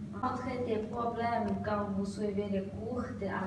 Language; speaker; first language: French; non-native, learner; Chinese